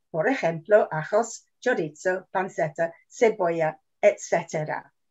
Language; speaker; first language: Spanish; non-native, fluent; English